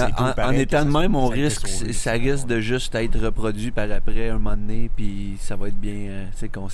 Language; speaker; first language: French; native; French